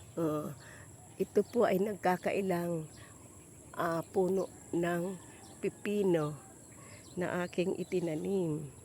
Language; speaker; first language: Filipino; native; Filipino